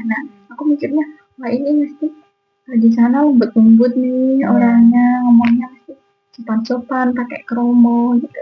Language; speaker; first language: Indonesian; non-native, local second language; Javanese